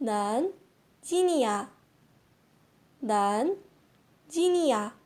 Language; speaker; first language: Korean; non-native, fluent; Portuguese